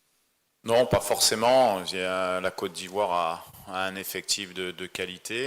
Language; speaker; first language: French; native; French